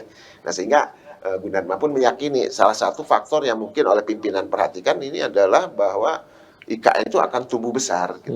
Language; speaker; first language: Indonesian; native; Indonesian